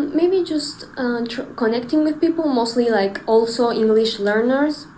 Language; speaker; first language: English; non-native, fluent; Spanish